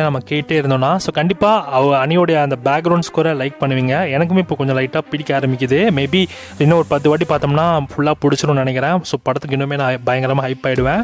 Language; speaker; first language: Tamil; native; Tamil